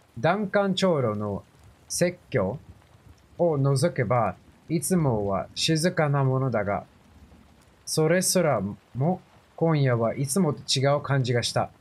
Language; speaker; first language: Japanese; non-native, fluent; English